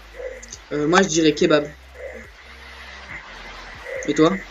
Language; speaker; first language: French; native; French